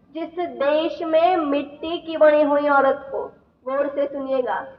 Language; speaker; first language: Hindi; non-native, local second language; Marathi